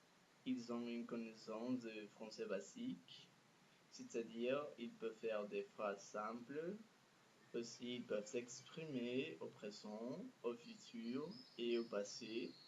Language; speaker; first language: French; non-native, fluent; Spanish